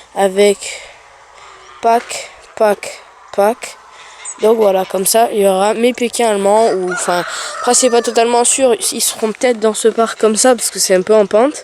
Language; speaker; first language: French; native; French